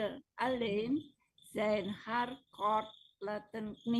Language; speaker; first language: Dutch; non-native, learner; Indonesian